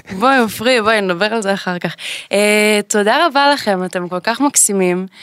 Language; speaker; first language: Hebrew; native; Hebrew